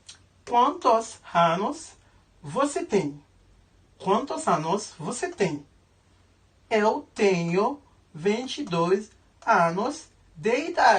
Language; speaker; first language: Portuguese; non-native, learner; Haitian Creole